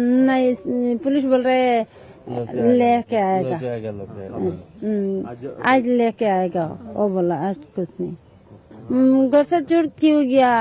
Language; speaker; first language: Hindi; non-native, local second language; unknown